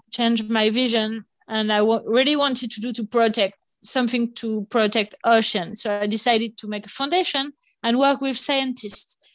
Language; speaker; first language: English; non-native, fluent; French